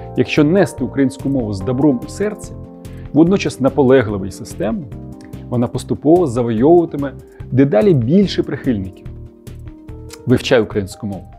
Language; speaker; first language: Ukrainian; native; Ukrainian